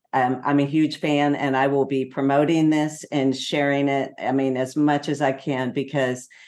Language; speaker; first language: English; native; English